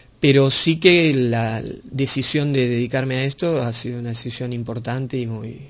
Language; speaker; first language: Spanish; native; Spanish